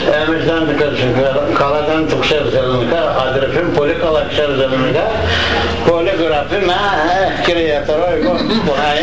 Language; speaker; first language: Greek; non-native, local second language; Turkish